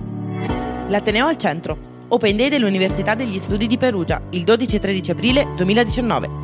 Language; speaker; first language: Italian; native; Italian